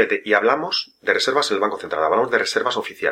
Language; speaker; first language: Spanish; native; Spanish